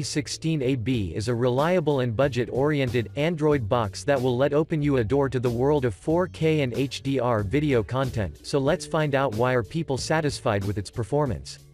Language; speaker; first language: English; non-native, fluent; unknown